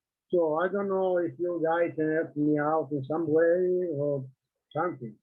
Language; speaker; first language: English; non-native, learner; Italian